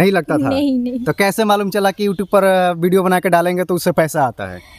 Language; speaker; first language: Hindi; native; Hindi